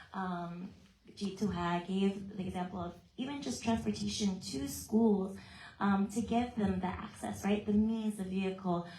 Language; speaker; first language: English; early bilingual, other home language; Vietnamese